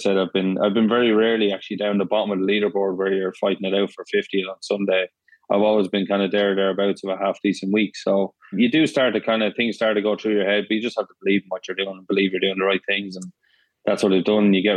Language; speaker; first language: English; native; English